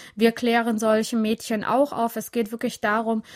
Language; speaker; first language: German; early bilingual, other home language; Albanian